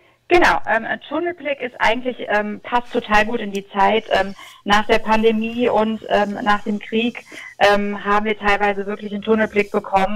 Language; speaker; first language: German; native; German